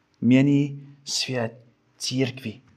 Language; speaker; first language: Czech; non-native, fluent; English